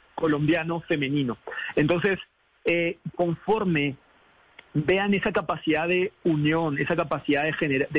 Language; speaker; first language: Spanish; native; Spanish